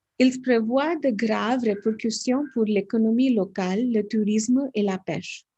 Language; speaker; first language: French; non-native, learner; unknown